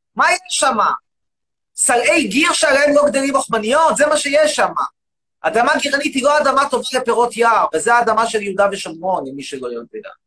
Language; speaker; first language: Hebrew; native; Hebrew